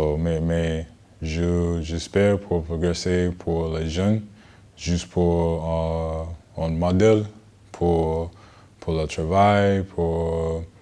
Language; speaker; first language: French; non-native, learner; English